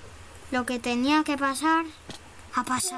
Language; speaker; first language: Spanish; native; Spanish